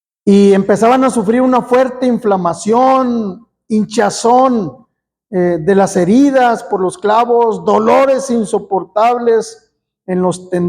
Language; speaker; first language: Spanish; native; Spanish